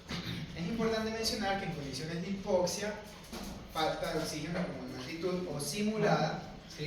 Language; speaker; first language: Spanish; native; Spanish